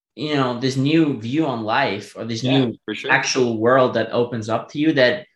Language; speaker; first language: English; non-native, fluent; German